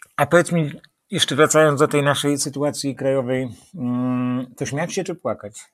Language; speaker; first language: Polish; native; Polish